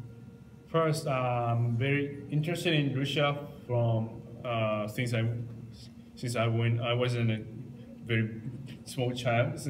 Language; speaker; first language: English; non-native, learner; Japanese